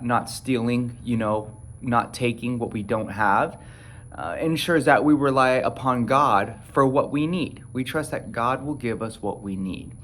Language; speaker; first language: English; native; English